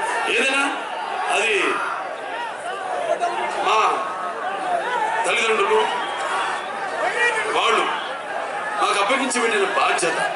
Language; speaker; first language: Telugu; native; Telugu